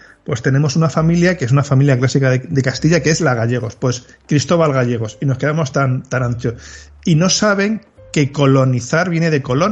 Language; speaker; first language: Spanish; native; Spanish